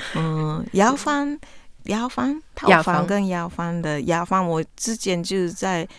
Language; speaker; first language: Chinese; non-native, fluent; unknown